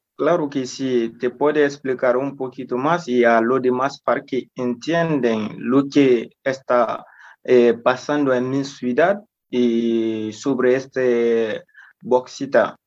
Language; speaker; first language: Spanish; non-native, fluent; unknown